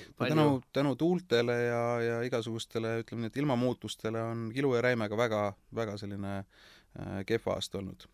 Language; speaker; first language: Estonian; native; Estonian